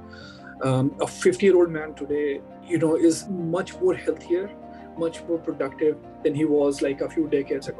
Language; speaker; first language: English; non-native, local second language; Hindi